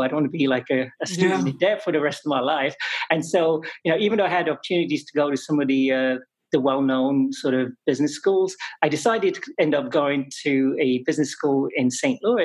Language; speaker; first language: English; native; English